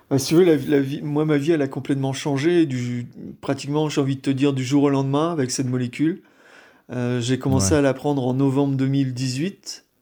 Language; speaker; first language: French; native; French